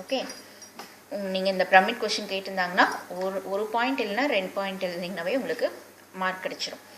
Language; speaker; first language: Tamil; native; Tamil